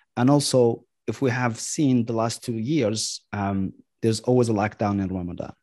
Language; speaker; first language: English; non-native, fluent; Arabic